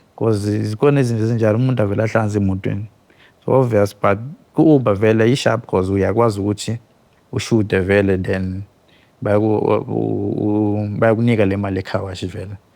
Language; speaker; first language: Zulu; native; Zulu